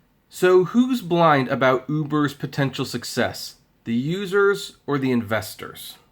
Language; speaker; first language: English; native; English